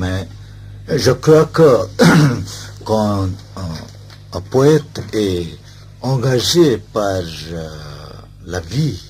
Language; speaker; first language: French; non-native, fluent; Bangla